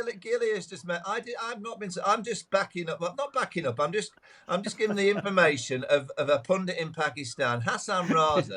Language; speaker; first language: English; native; English